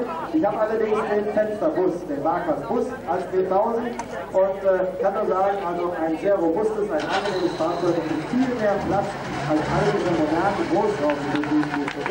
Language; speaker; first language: German; native; German